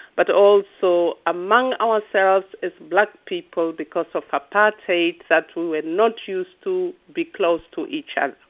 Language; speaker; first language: English; non-native, local second language; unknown